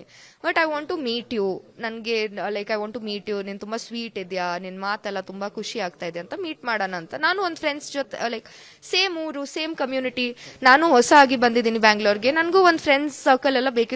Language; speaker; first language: Kannada; non-native, local second language; Kodava